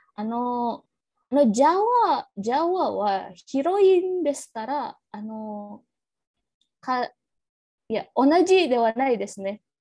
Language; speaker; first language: Japanese; non-native, learner; Indonesian